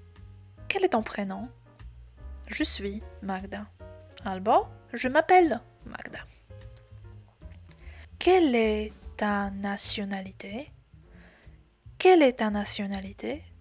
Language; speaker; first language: French; non-native, fluent; Polish